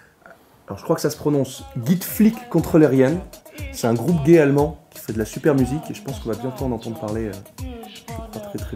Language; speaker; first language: French; native; French